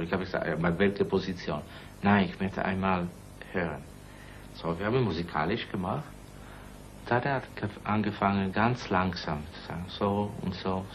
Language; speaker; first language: German; non-native, learner; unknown